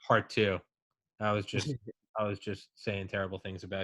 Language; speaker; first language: English; native; English